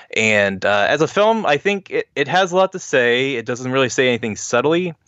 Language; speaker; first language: English; native; English